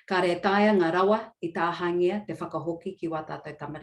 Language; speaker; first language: Māori; non-native, local second language; English